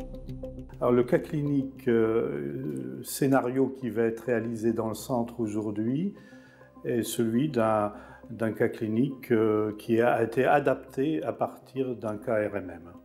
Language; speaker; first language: French; native; French